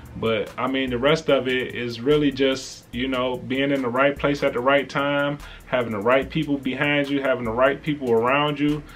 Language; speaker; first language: English; native; English